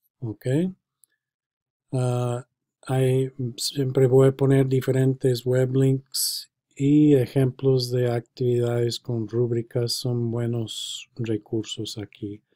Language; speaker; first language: Spanish; non-native, fluent; English